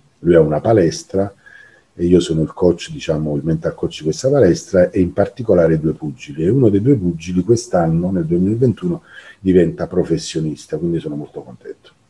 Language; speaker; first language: Italian; native; Italian